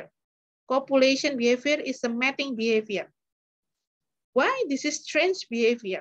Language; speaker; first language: English; non-native, learner; Indonesian